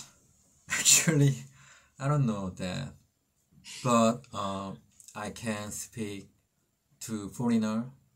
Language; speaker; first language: English; non-native, learner; Korean